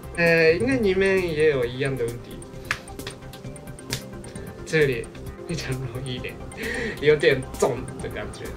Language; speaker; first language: Chinese; non-native, fluent; Japanese